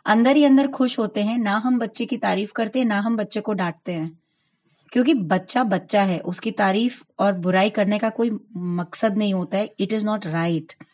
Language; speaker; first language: Hindi; non-native, local second language; Gujarati